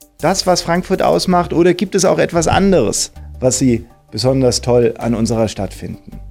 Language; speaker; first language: German; native; German